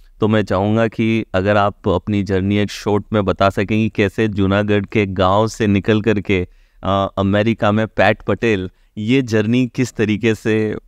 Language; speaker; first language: Hindi; native; Hindi